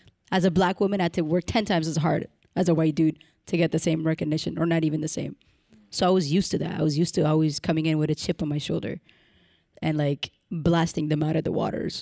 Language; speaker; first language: English; early bilingual, other home language; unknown